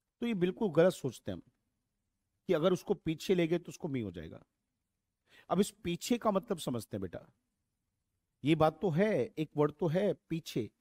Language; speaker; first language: Hindi; native; Hindi